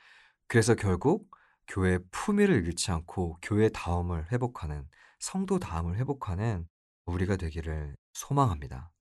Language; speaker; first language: Korean; native; Korean